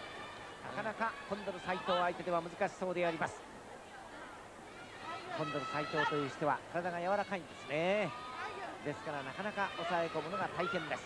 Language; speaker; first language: Japanese; native; Japanese